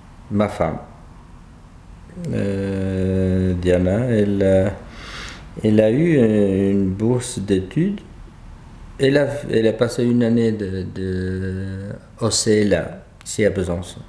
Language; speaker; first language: French; non-native, fluent; Albanian